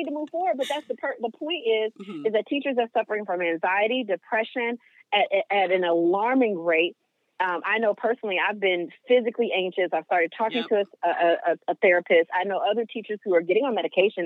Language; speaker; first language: English; native; English